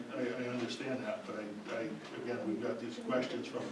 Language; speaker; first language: English; native; English